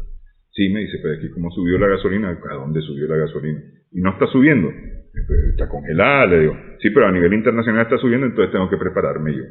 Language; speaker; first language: Spanish; native; Spanish